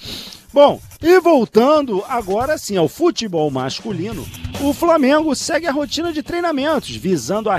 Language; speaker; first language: Portuguese; native; Portuguese